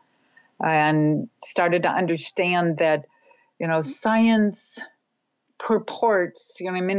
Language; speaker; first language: English; native; English